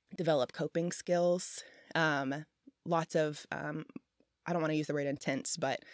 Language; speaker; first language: English; native; English